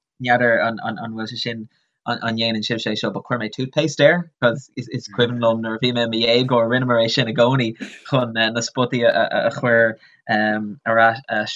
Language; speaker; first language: Irish; non-native, local second language; English